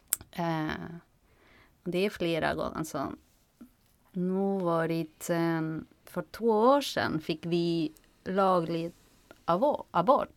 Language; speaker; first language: Swedish; non-native, fluent; Spanish